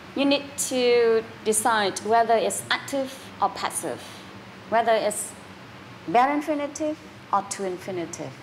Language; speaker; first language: English; non-native, fluent; Vietnamese